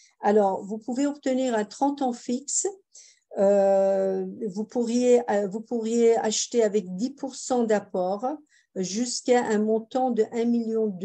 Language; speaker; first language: French; non-native, fluent; Persian